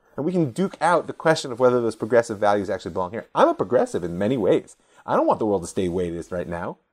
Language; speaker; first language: English; native; English